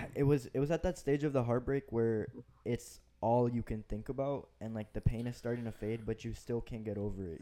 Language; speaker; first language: English; early bilingual, other home language; Spanish